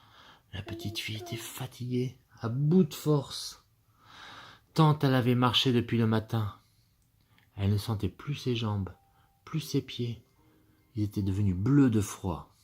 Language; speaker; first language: French; native; French